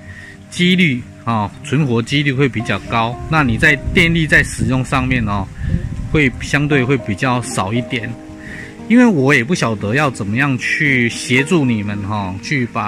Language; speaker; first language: Chinese; native; Chinese